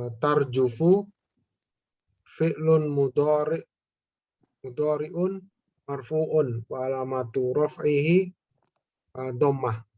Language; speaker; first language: Arabic; non-native, learner; Indonesian